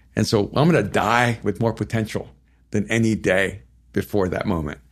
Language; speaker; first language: English; early bilingual, other home language; Spanish